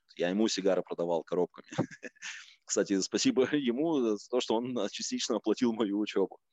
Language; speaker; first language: Russian; native; Russian